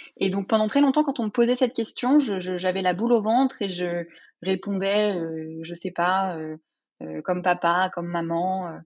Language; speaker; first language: French; early bilingual, other home language; Arabic